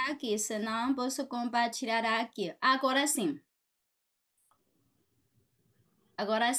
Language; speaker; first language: Portuguese; non-native, fluent; Chinese